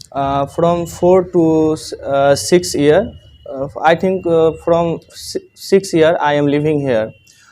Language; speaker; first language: English; non-native, learner; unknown